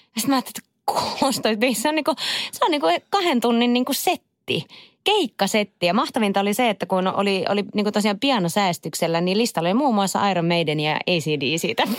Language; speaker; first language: Finnish; non-native, local second language; Swedish